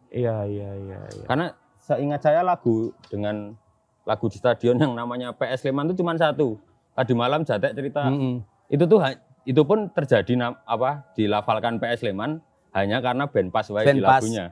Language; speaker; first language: Indonesian; native; Indonesian